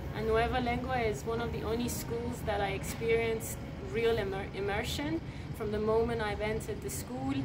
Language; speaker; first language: English; non-native, fluent; Persian